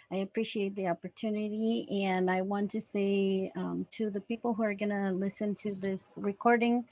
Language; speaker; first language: English; non-native, fluent; Spanish